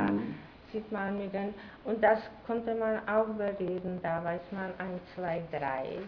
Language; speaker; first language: German; non-native, fluent; Czech